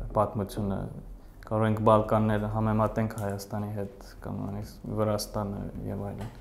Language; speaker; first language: Armenian; early bilingual, heritage; Armenian